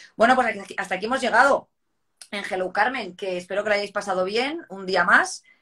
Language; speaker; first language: Spanish; native; Spanish